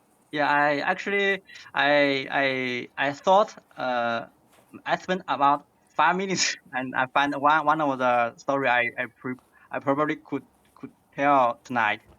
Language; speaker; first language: English; non-native, learner; Chinese